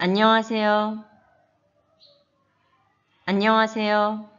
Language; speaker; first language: Korean; non-native, fluent; Malagasy